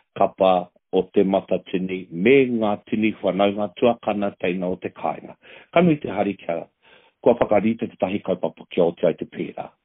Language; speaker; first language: Māori; native; Māori